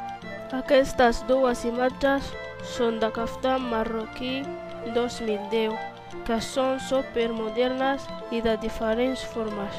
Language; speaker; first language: Catalan; non-native, learner; Berber languages